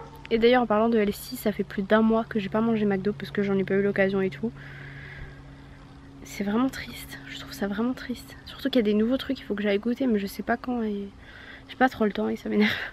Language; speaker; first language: French; native; French